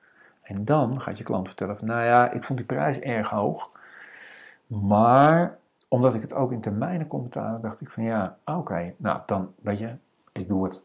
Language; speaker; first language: Dutch; native; Dutch